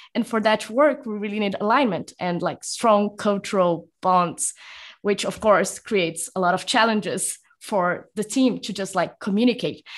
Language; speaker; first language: English; non-native, fluent; Portuguese